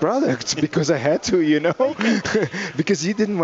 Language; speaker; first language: English; non-native, fluent; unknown